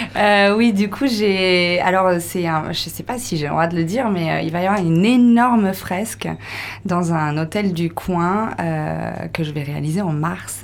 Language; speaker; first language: French; native; French